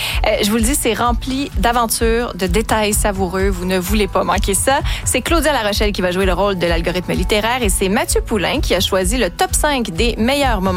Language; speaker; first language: French; native; French